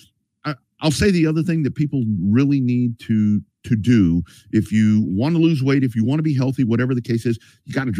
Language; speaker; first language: English; native; English